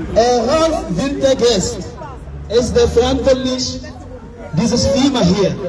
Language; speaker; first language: German; non-native, learner; French